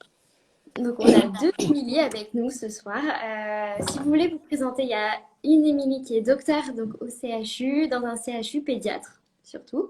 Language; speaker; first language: French; native; French